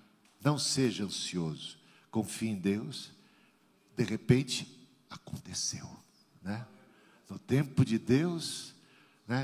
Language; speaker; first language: Portuguese; native; Portuguese